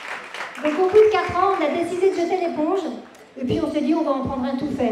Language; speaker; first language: French; native; French